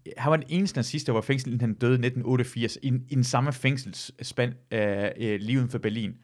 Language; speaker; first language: Danish; early bilingual, other home language; Persian